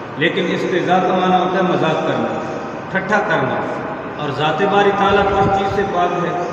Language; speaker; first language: Urdu; non-native, local second language; Punjabi